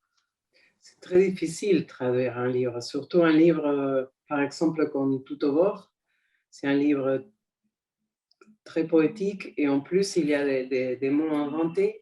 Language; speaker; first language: French; non-native, fluent; Spanish